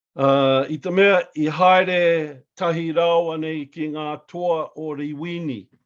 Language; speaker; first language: Māori; non-native, local second language; English